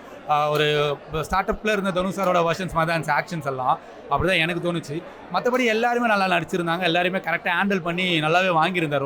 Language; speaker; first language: Tamil; native; Tamil